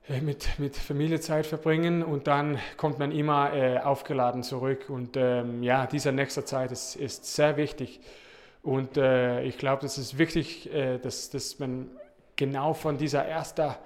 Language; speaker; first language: German; non-native, fluent; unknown